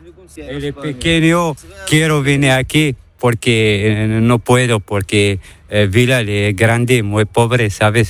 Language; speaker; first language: Spanish; non-native, learner; Arabic